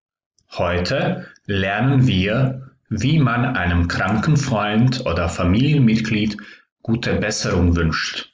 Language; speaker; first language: German; non-native, fluent; Croatian